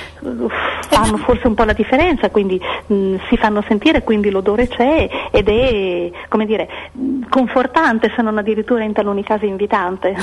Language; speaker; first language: Italian; native; Italian